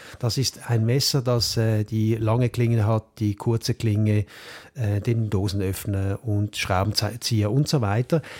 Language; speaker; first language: German; native; German